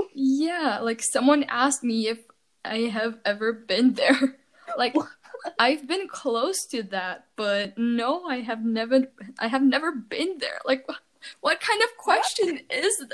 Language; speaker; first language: English; non-native, fluent; Portuguese